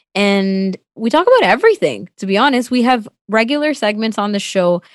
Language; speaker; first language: English; non-native, fluent; Tamil